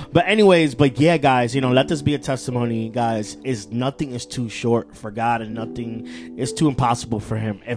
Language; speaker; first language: English; early bilingual, other home language; Spanish